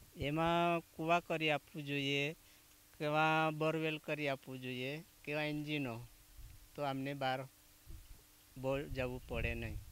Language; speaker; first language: Gujarati; non-native, local second language; Vasavi